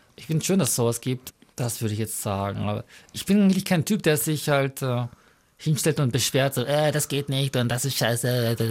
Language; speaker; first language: German; early bilingual, other home language; Mongolian